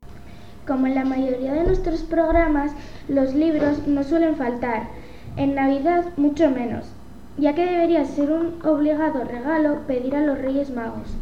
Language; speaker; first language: Spanish; native; Spanish